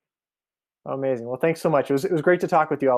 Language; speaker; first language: English; native; English